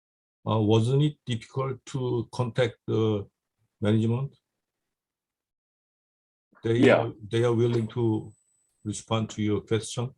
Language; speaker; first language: English; non-native, fluent; Korean